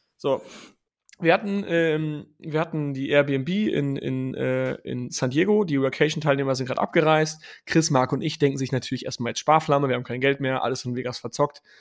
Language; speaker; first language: German; native; German